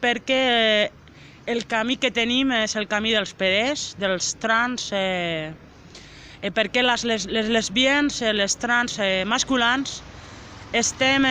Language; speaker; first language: Catalan; non-native, local second language; Spanish